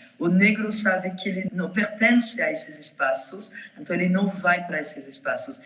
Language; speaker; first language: Portuguese; non-native, fluent; French